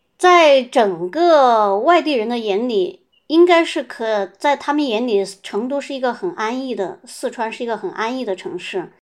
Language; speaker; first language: Chinese; native; Chinese